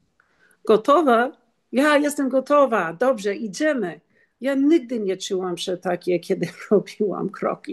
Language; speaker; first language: Polish; non-native, learner; English